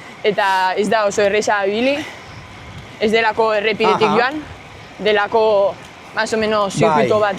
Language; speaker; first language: Basque; non-native, local second language; Spanish